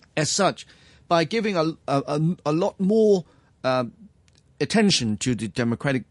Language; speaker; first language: English; non-native, local second language; Cantonese